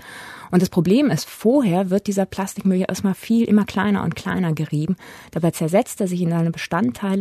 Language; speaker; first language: German; native; German